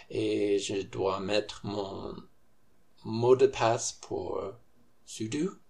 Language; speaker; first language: French; non-native, fluent; English